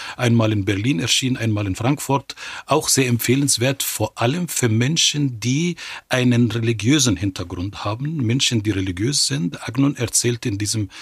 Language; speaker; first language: German; non-native, fluent; Arabic